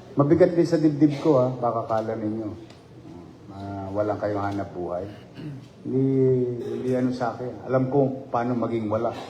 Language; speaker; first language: Filipino; native; Filipino